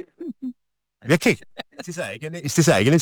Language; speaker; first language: German; native; German